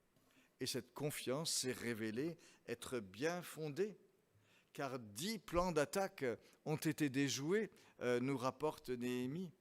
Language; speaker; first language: French; native; French